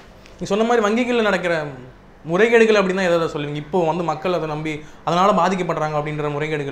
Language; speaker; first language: Tamil; native; Tamil